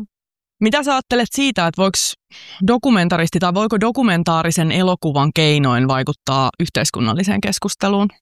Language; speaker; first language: Finnish; native; Finnish